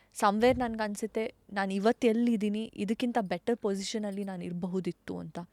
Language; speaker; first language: Kannada; non-native, local second language; Tulu